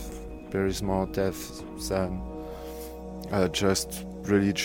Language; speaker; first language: English; non-native, fluent; French